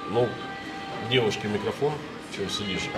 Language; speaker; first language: Russian; native; Russian